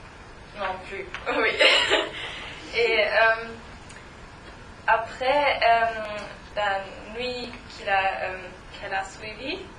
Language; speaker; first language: French; non-native, learner; German